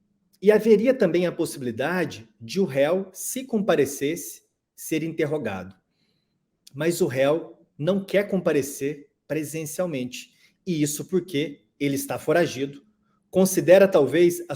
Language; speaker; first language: Portuguese; native; Portuguese